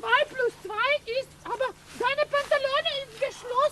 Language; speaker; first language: German; non-native, learner; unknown